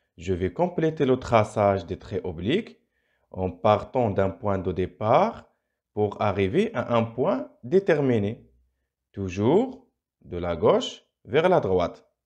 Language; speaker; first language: French; non-native, local second language; Arabic